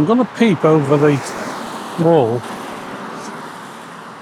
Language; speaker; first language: English; native; English